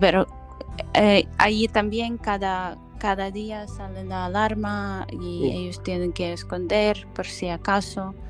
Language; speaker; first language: Spanish; non-native, fluent; Ukrainian